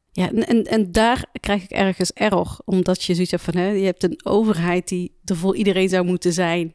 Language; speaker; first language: Dutch; early bilingual, other home language; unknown